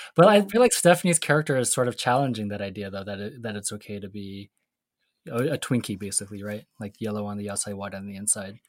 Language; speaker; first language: English; native; English